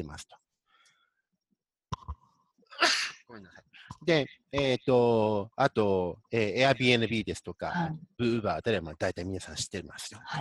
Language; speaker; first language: Japanese; native; Japanese